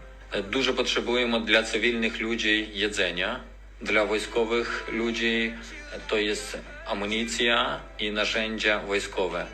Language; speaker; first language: Polish; non-native, learner; Ukrainian